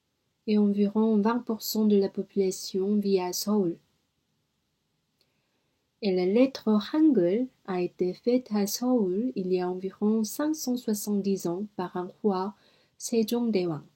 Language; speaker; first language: French; non-native, learner; Korean